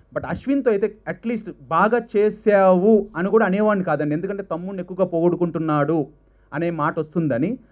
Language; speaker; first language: Telugu; native; Telugu